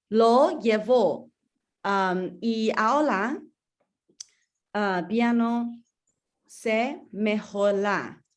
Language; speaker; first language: Spanish; non-native, learner; English